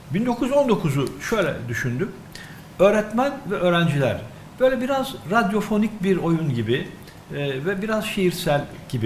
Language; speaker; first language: Turkish; native; Turkish